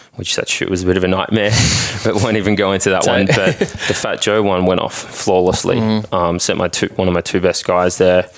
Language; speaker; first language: English; native; English